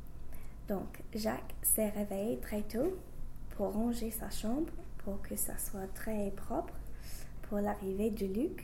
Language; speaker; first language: French; non-native, learner; English